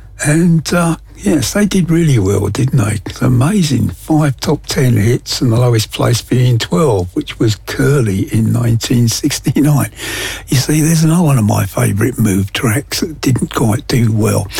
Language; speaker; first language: English; native; English